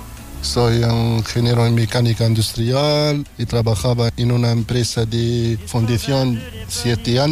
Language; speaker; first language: Spanish; non-native, learner; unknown